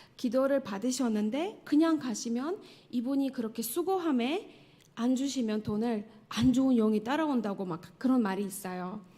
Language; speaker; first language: Korean; non-native, fluent; Tajik